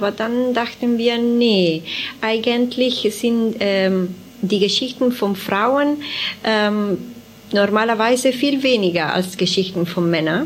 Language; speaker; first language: German; non-native, fluent; Italian